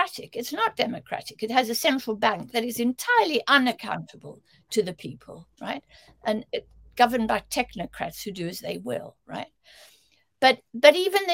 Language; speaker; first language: English; native; English